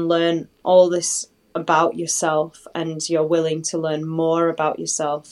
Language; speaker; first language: English; native; English